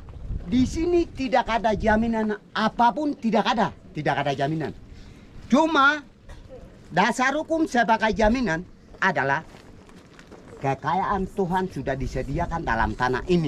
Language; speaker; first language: Indonesian; non-native, local second language; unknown